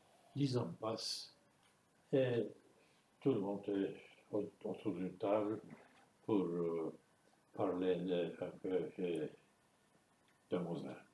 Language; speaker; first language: French; non-native, fluent; Turkish